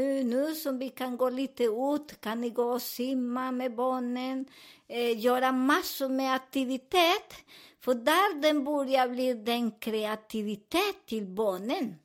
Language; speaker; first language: Swedish; non-native, learner; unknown